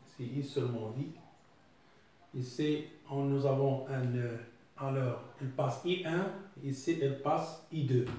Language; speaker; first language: French; non-native, local second language; Arabic